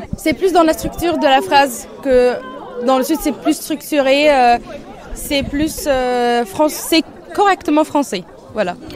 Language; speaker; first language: French; non-native, fluent; Arabic